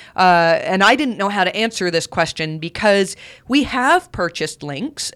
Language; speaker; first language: English; native; English